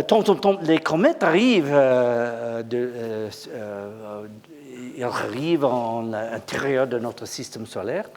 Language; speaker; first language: French; non-native, learner; English